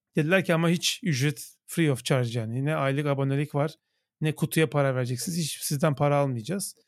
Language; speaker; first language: Turkish; native; Turkish